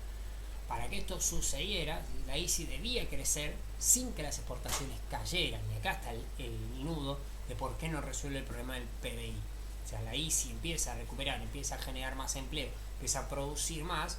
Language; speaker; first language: Spanish; native; Spanish